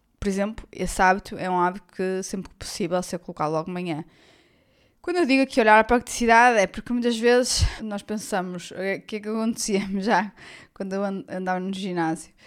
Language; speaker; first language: Portuguese; native; Portuguese